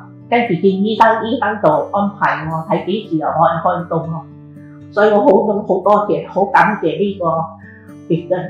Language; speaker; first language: Cantonese; native; Cantonese